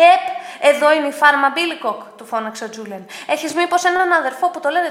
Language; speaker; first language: Greek; native; Greek